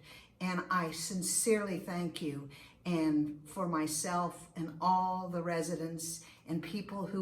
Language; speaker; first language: English; native; English